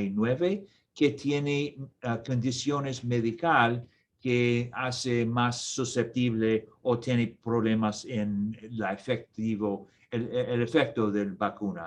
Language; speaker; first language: Spanish; non-native, learner; English